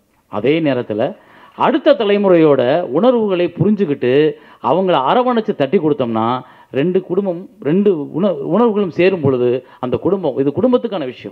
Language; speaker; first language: Tamil; native; Tamil